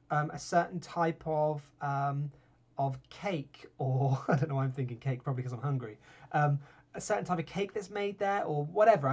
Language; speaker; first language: English; native; English